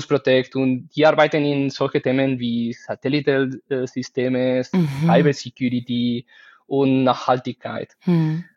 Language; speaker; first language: German; non-native, fluent; Spanish